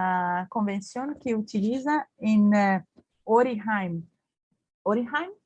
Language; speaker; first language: Spanish; non-native, learner; Portuguese